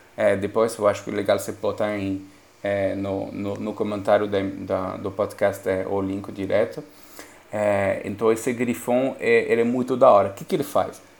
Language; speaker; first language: Portuguese; non-native, fluent; French